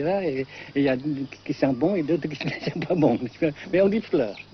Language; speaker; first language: French; non-native, local second language; Vietnamese